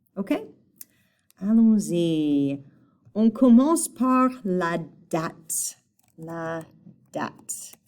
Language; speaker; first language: French; non-native, fluent; English